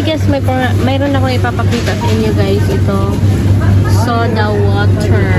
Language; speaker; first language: Filipino; native; Filipino